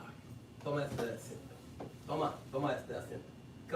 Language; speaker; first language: Spanish; non-native, fluent; English